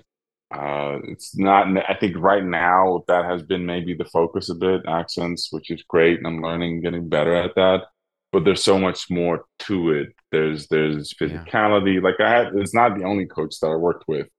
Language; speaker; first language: English; non-native, fluent; Dutch